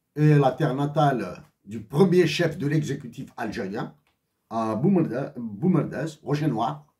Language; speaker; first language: French; non-native, local second language; Kabyle